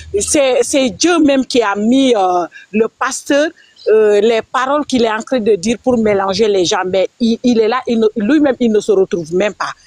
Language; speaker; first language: French; non-native, local second language; Wolof